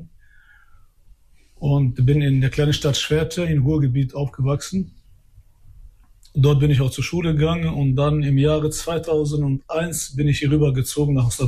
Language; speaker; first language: German; early bilingual, other home language; Albanian